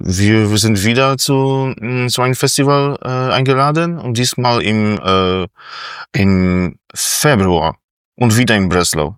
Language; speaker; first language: German; non-native, fluent; Polish